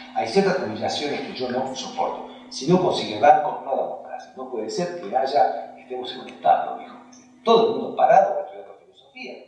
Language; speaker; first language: Spanish; early bilingual, other home language; Hungarian